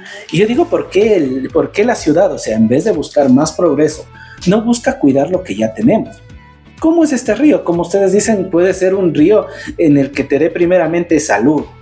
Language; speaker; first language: Spanish; native; Spanish